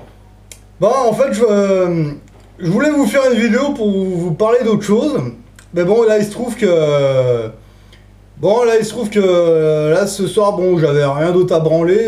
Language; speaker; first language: French; native; French